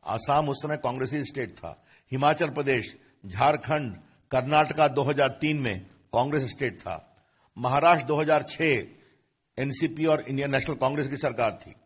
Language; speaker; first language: Hindi; native; Hindi